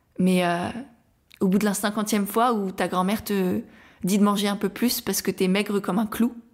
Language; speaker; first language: French; native; French